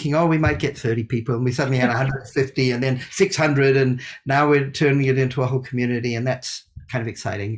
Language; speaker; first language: English; native; English